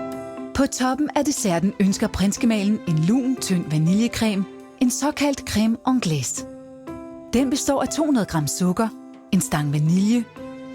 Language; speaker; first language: Danish; native; Danish